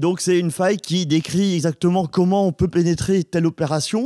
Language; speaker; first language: French; native; French